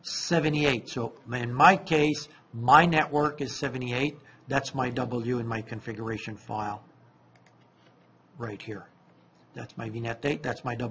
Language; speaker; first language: English; non-native, fluent; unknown